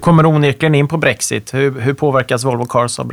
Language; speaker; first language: Swedish; native; Swedish